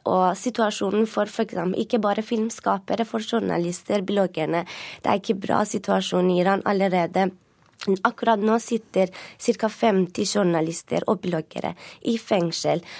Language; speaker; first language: Norwegian; non-native, fluent; Persian